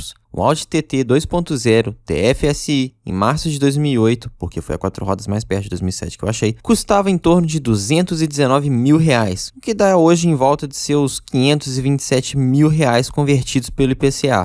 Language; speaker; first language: Portuguese; native; Portuguese